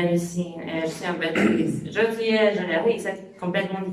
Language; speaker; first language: French; non-native, learner; Spanish